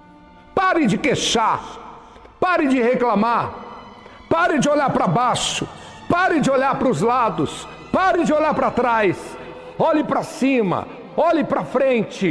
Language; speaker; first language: Portuguese; native; Portuguese